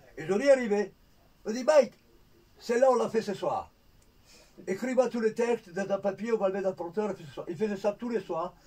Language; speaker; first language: French; non-native, fluent; Italian